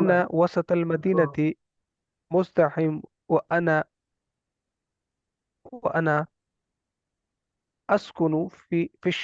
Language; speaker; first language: Arabic; non-native, learner; Urdu